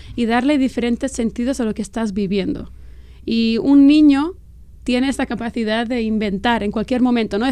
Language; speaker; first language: Spanish; non-native, local second language; Catalan